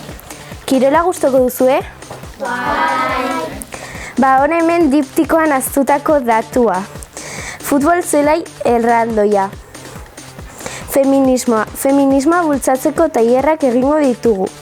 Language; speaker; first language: Basque; native; Basque